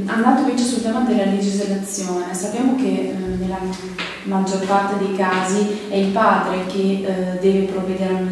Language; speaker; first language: Italian; native; Italian